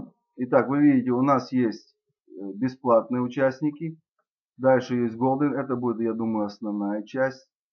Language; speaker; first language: Russian; native; Russian